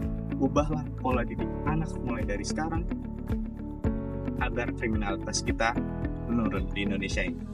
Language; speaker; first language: Indonesian; native; Indonesian